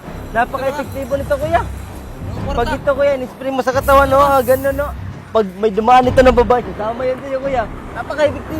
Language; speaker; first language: Filipino; non-native, local second language; Cebuano